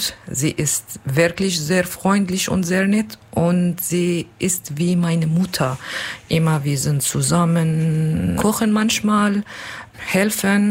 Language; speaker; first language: German; non-native, learner; Kurdish